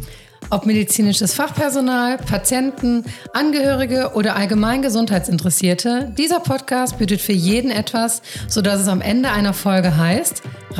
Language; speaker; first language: German; native; German